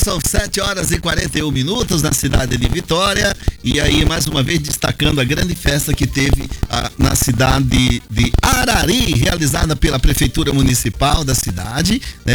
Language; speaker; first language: Portuguese; native; Portuguese